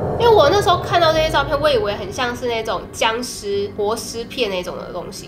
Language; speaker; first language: Chinese; native; Chinese